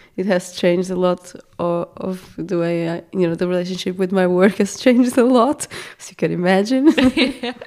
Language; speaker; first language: English; non-native, fluent; Portuguese